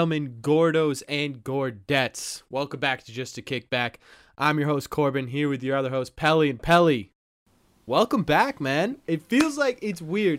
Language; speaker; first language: English; native; English